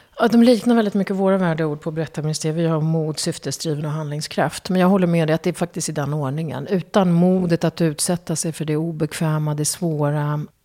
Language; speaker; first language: Swedish; early bilingual, other home language; Kurdish